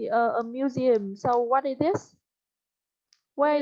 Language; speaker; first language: English; non-native, fluent; Vietnamese